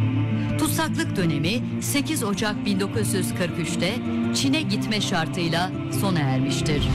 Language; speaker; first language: Turkish; native; Turkish